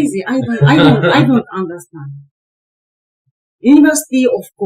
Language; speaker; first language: English; non-native, learner; Japanese